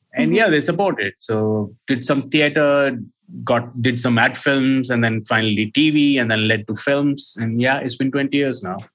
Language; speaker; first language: English; non-native, local second language; Hindi